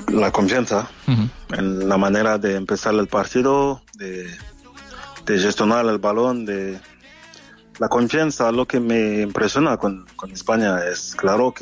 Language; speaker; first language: Spanish; non-native, fluent; French